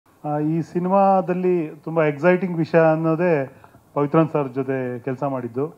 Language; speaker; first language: Kannada; native; Kannada